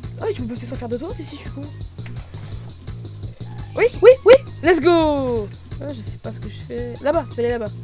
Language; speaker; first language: French; native; French